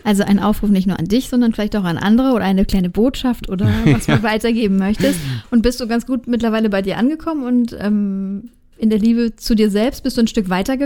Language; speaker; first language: German; native; German